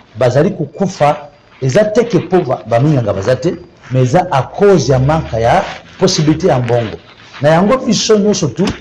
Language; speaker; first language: Lingala; non-native, local second language; Kituba (Democratic Republic of Congo)